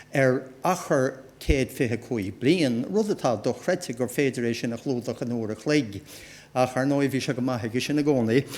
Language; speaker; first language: Irish; native; Irish